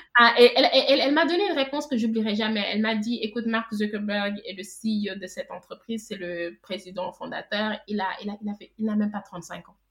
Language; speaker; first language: French; non-native, local second language; Wolof